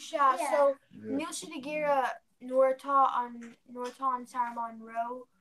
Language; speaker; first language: Irish; non-native, learner; English